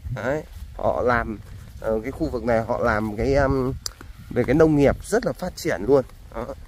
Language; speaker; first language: Vietnamese; native; Vietnamese